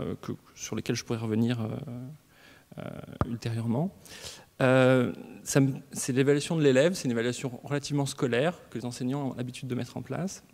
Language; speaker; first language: French; native; French